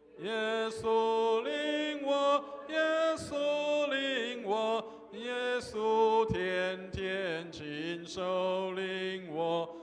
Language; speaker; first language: Chinese; native; Chinese